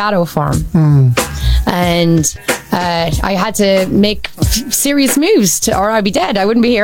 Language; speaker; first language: English; native; English